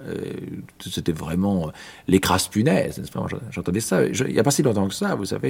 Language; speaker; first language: French; native; French